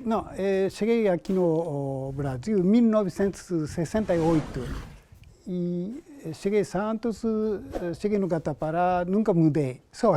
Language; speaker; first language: Portuguese; non-native, learner; Japanese